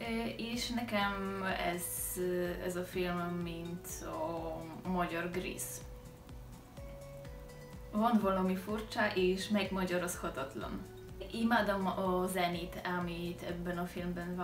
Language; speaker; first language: Hungarian; non-native, learner; Polish